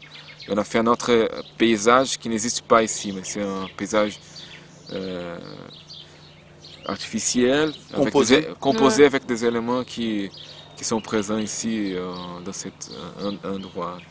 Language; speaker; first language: French; non-native, learner; Portuguese